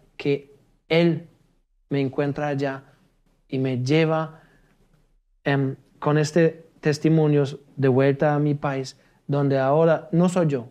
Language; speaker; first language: Spanish; non-native, fluent; German